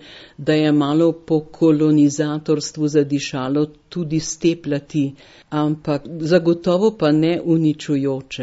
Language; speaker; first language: Slovenian; native; Slovenian